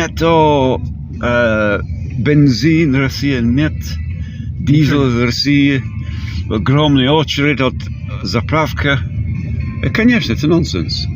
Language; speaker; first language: Russian; non-native, learner; English